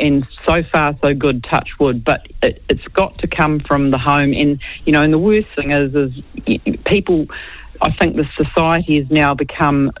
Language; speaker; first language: English; native; English